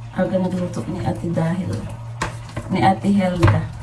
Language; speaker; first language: Filipino; native; Filipino